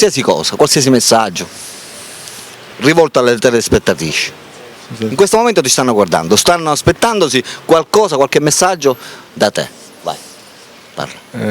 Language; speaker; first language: Italian; native; Italian